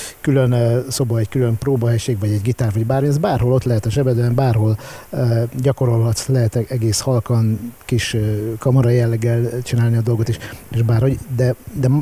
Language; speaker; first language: Hungarian; native; Hungarian